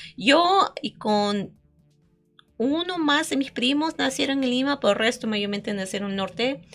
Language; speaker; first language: Spanish; early bilingual, heritage; Spanish